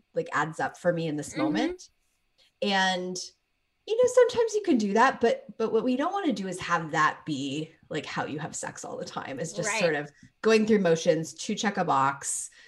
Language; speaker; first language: English; native; English